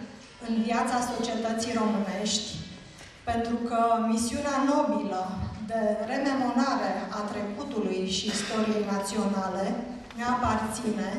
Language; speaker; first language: Romanian; native; Romanian